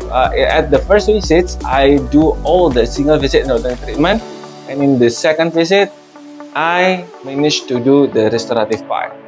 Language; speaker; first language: English; non-native, fluent; Indonesian